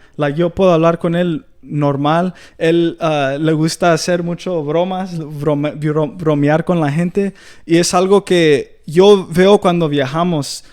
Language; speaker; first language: Spanish; early bilingual, heritage; Spanish